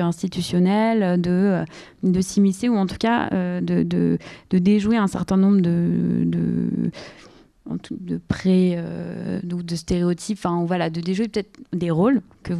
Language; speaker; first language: French; native; French